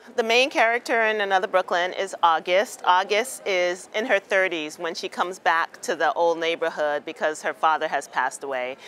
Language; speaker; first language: English; native; English